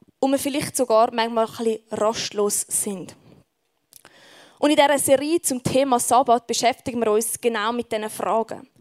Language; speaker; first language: German; native; German